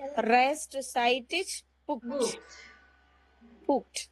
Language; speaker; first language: German; non-native, learner; Tamil